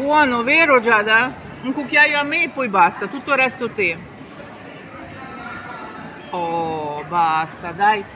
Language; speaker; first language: Italian; non-native, learner; Russian